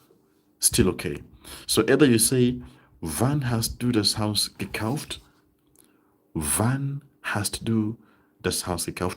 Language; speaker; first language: German; non-native, fluent; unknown